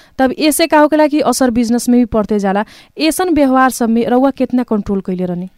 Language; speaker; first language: Bhojpuri; native; Bhojpuri